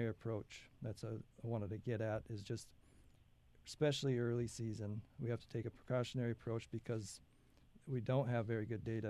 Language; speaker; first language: English; native; English